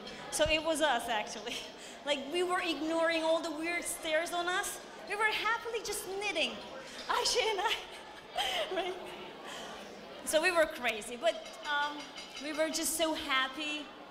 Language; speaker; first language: English; non-native, fluent; Turkish